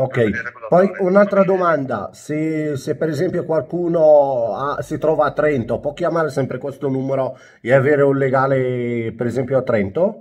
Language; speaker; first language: Italian; non-native, fluent; Arabic